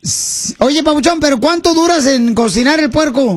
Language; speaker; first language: Spanish; native; Spanish